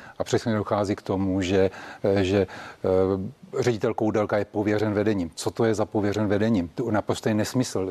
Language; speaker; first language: Czech; native; Czech